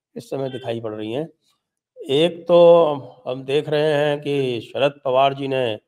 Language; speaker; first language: Hindi; native; Hindi